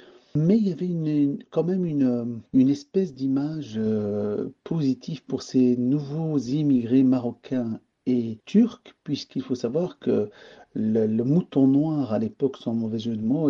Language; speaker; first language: French; early bilingual, other home language; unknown